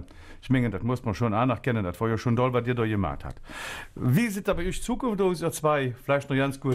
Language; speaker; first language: German; native; German